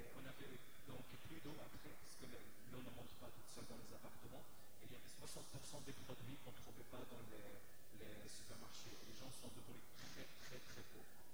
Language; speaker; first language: French; non-native, fluent; Arabic